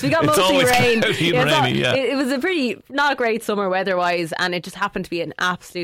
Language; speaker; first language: English; native; English